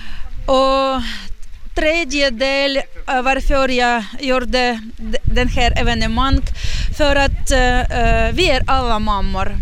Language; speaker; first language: Swedish; non-native, learner; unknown